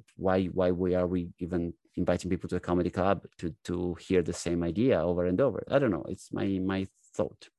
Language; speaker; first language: English; non-native, fluent; Italian